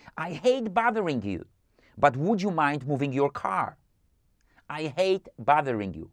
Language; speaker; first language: English; non-native, fluent; Polish